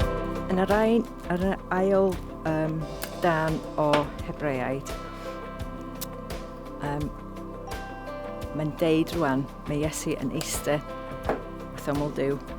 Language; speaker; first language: Welsh; non-native, local second language; English